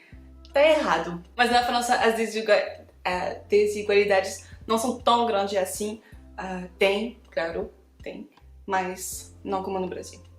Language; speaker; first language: Portuguese; non-native, fluent; French